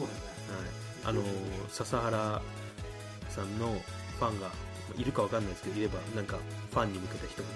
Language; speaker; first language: Japanese; native; Japanese